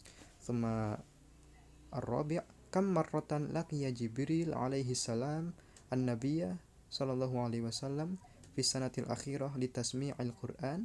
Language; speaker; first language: Arabic; non-native, learner; Indonesian